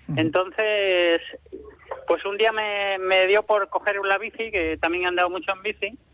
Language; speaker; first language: Spanish; native; Spanish